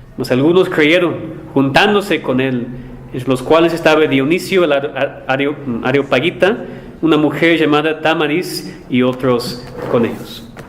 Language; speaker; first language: Spanish; non-native, fluent; English